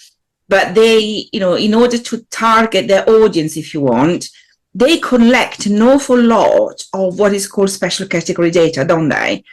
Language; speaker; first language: English; non-native, fluent; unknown